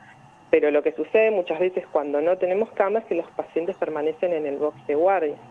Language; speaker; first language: Spanish; native; Spanish